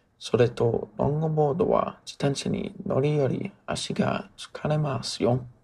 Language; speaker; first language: Japanese; non-native, learner; English